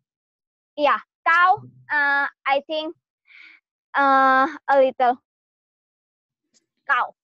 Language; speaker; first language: English; non-native, learner; Indonesian